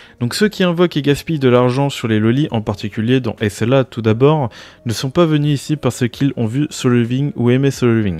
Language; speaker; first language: French; native; French